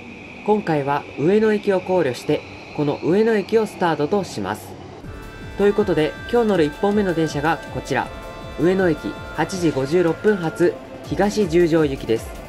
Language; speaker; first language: Japanese; native; Japanese